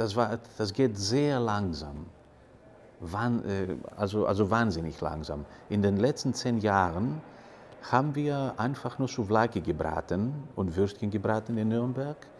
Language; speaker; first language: German; non-native, fluent; Greek